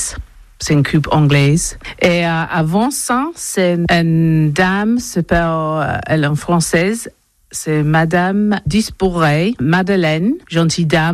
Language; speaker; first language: French; non-native, learner; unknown